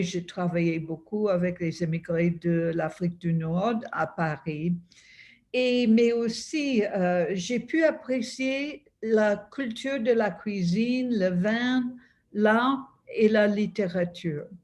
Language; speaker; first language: French; non-native, fluent; English